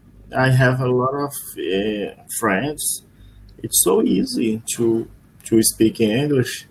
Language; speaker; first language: English; non-native, learner; Portuguese